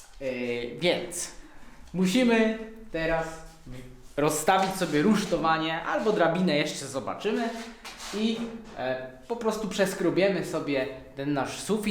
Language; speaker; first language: Polish; native; Polish